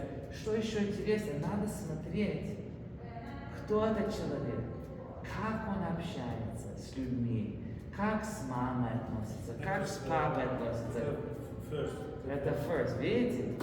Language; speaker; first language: Russian; early bilingual, heritage; Russian